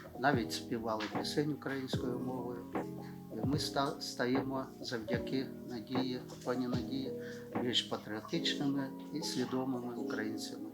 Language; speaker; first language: Ukrainian; non-native, local second language; Russian